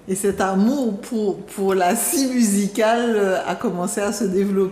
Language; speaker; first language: French; native; French